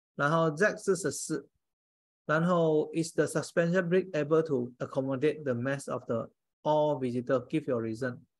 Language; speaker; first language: English; non-native, local second language; Chinese